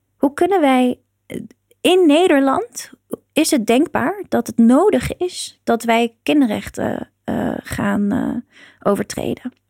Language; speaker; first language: Dutch; early bilingual, other home language; Persian